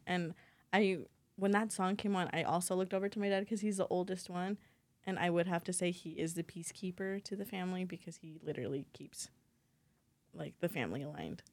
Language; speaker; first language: English; native; English